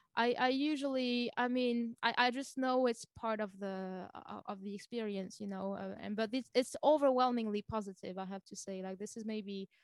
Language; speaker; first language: English; non-native, fluent; French